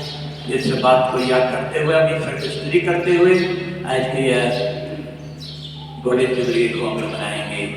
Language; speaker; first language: Hindi; non-native, local second language; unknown